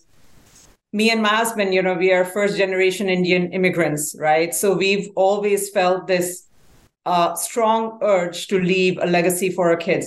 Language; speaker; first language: English; non-native, local second language; Hindi